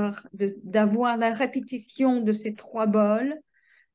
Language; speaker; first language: French; non-native, fluent; English